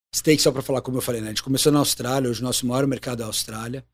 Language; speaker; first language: Portuguese; native; Portuguese